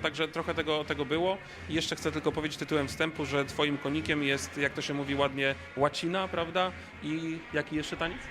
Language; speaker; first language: Polish; native; Polish